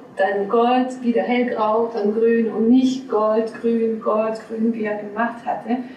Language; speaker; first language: German; non-native, fluent; French